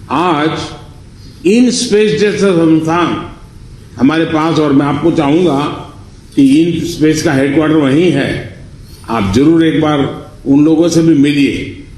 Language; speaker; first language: Hindi; non-native, local second language; Gujarati